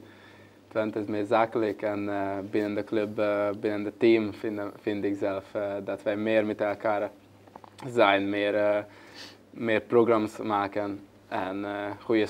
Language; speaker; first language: Dutch; non-native, learner; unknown